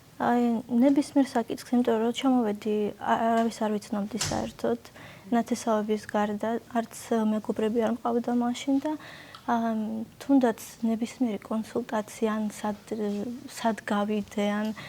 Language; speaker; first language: Georgian; non-native, local second language; Russian